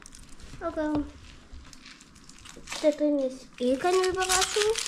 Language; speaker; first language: German; early bilingual, heritage; Bosnian